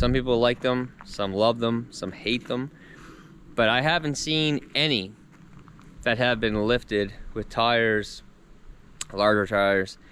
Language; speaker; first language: English; native; English